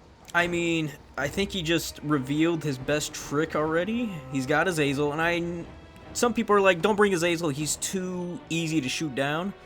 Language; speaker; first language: English; native; English